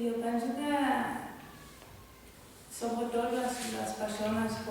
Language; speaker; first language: Catalan; non-native, fluent; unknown